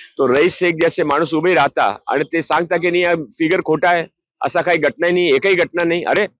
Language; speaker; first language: Marathi; non-native, local second language; Hindi